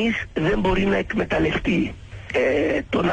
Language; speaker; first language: Greek; native; Greek